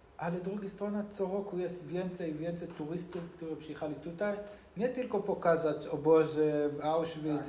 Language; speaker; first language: Polish; non-native, learner; Hebrew